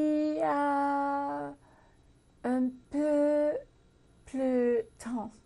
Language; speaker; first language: French; non-native, learner; English